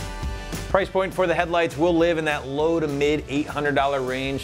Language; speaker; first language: English; native; English